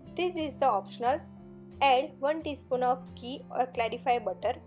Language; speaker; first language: English; non-native, local second language; Gujarati